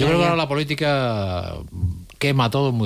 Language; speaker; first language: Spanish; native; Spanish